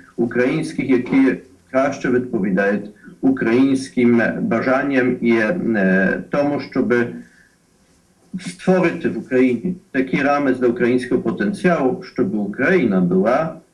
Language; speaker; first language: Ukrainian; non-native, fluent; Polish